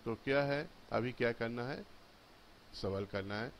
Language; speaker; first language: Hindi; non-native, local second language; Bangla